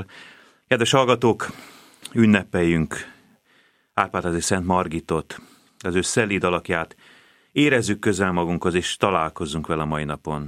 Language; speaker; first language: Hungarian; native; Hungarian